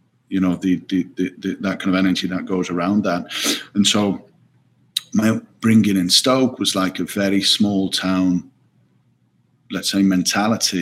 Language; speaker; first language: English; native; English